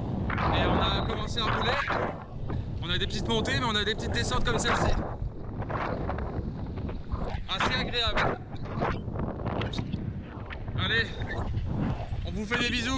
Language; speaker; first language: French; native; French